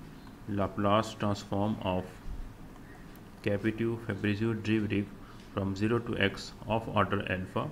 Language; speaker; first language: English; non-native, local second language; Urdu